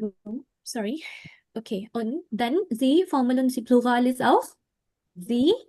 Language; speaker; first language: German; non-native, fluent; Hindi